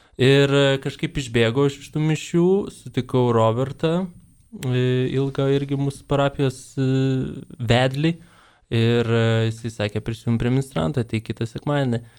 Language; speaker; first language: Lithuanian; native; Lithuanian